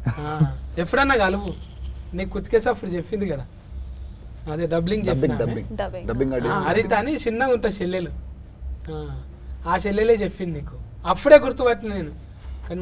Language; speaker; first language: Telugu; native; Telugu